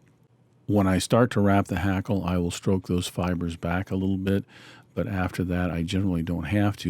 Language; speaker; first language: English; native; English